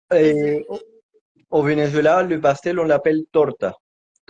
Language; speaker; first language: French; non-native, fluent; Spanish